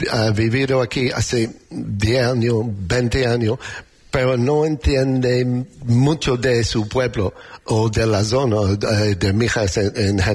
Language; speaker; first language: Spanish; non-native, learner; English